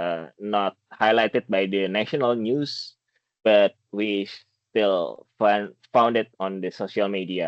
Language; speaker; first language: English; non-native, fluent; Indonesian